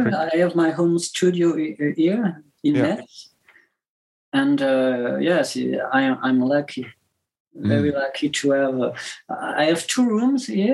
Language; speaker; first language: English; non-native, learner; French